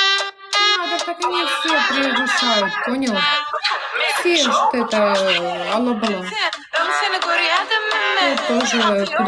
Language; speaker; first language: Russian; native; Russian